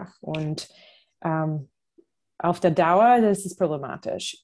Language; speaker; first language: German; non-native, fluent; English